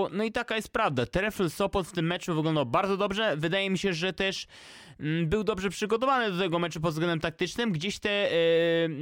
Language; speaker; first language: Polish; native; Polish